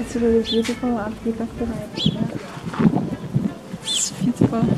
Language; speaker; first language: English; non-native, learner; Indonesian